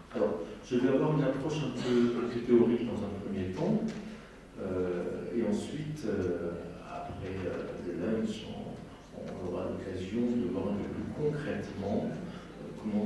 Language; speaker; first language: French; native; French